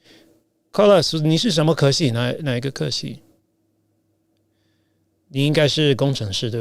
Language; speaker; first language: Chinese; non-native, fluent; English